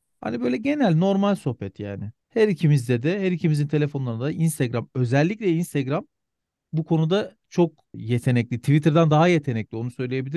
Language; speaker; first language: Turkish; native; Turkish